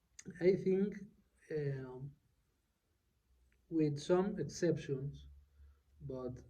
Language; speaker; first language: English; non-native, learner; Spanish